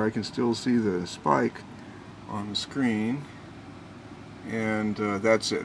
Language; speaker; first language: English; native; English